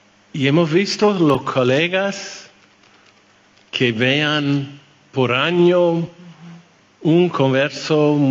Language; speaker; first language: Spanish; non-native, fluent; French